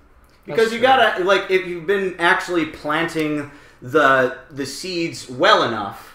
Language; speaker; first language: English; native; English